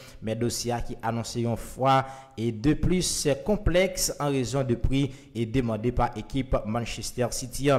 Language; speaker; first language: French; non-native, local second language; Haitian Creole